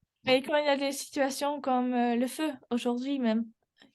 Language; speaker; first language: French; non-native, learner; English